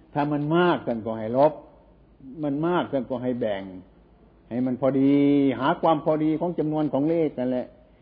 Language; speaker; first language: Thai; non-native, local second language; Northeastern Thai